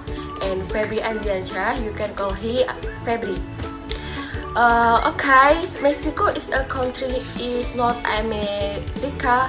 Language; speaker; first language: English; non-native, learner; Indonesian